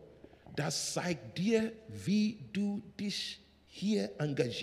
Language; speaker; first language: German; non-native, learner; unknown